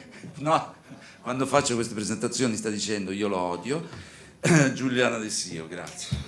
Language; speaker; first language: Italian; native; Italian